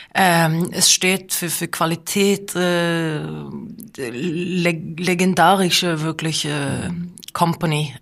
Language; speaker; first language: German; non-native, fluent; Norwegian